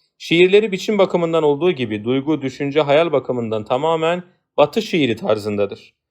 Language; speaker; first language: Turkish; native; Turkish